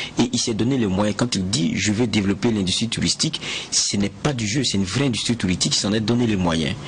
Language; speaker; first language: French; native; French